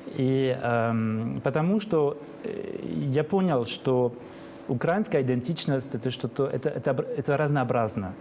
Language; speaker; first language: Russian; non-native, fluent; French